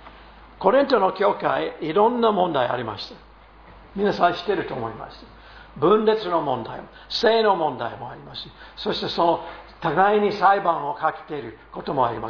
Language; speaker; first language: Japanese; non-native, fluent; English